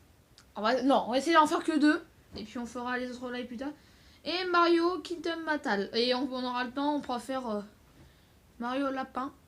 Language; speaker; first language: French; native; French